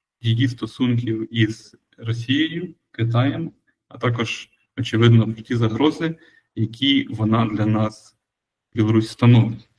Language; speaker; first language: Ukrainian; native; Ukrainian